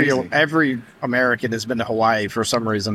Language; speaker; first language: English; native; English